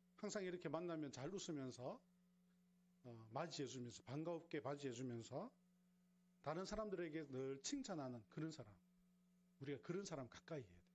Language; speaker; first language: Korean; native; Korean